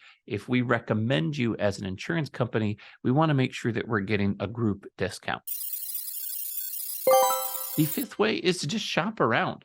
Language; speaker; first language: English; native; English